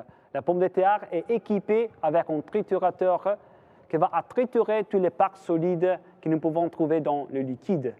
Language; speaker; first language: French; non-native, fluent; Italian